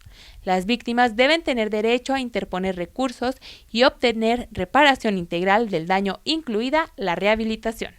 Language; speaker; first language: Spanish; native; Spanish